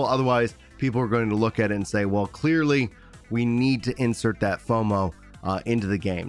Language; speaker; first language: English; native; English